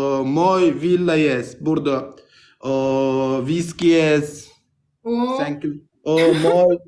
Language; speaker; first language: Russian; non-native, learner; Turkmen